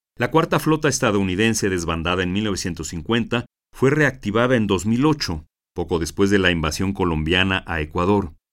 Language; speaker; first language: Spanish; native; Spanish